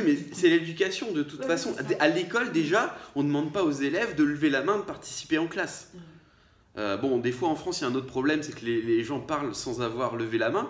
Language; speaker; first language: French; native; French